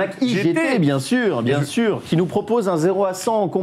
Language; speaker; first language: French; native; French